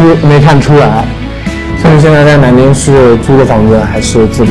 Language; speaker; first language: Chinese; native; Chinese